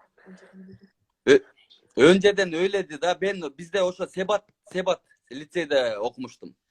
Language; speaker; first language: Turkish; non-native, learner; Kyrgyz